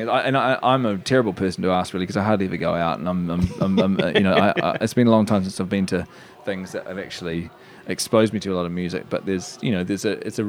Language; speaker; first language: English; native; English